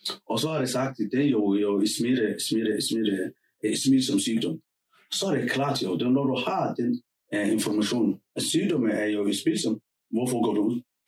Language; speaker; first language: Danish; non-native, fluent; Somali